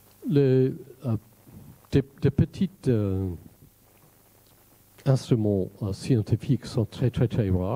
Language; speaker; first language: French; non-native, fluent; English